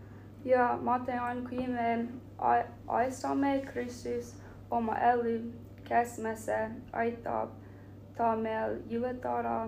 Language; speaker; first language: Estonian; non-native, learner; Finnish